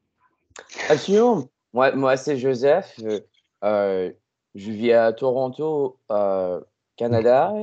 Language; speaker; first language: French; non-native, learner; English